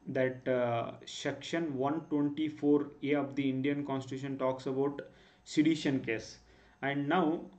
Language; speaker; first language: English; non-native, local second language; Kannada